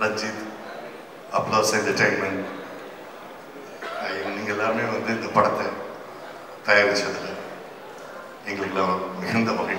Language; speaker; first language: Tamil; native; Tamil